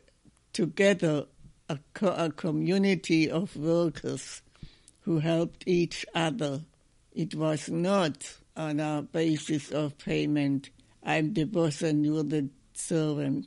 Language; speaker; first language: English; non-native, fluent; German